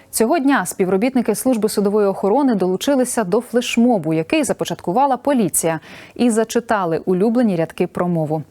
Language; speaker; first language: Ukrainian; native; Ukrainian